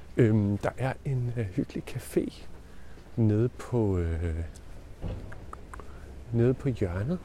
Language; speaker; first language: Danish; non-native, learner; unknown